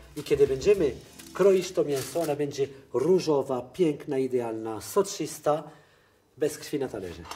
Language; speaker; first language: Polish; non-native, fluent; French